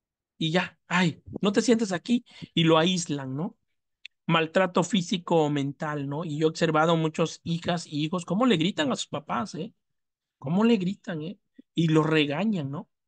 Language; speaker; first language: Spanish; native; Spanish